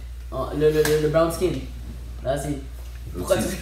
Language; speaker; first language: French; native; French